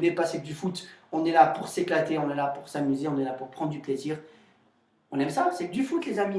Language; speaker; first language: French; native; French